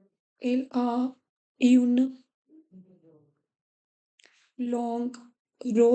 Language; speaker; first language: French; non-native, fluent; Hindi